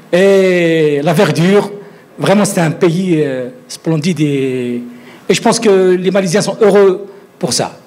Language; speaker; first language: French; non-native, local second language; Arabic